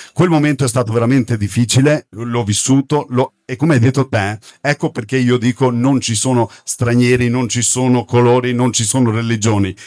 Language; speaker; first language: Italian; non-native, fluent; Turkish